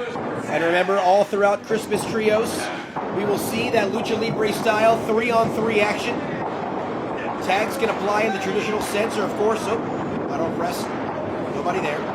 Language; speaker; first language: English; native; English